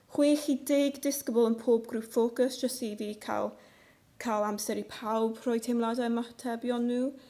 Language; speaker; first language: Welsh; non-native, local second language; English